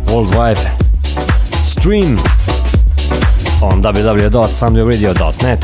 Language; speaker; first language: English; non-native, fluent; Slovenian